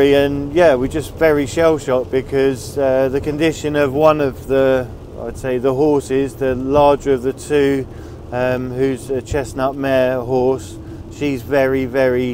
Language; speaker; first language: English; native; English